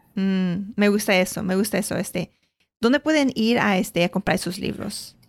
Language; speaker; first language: Spanish; early bilingual, heritage; Spanish